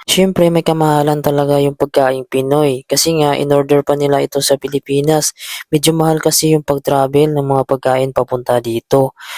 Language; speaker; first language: Filipino; native; Filipino